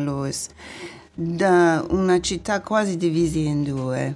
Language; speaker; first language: Italian; non-native, fluent; English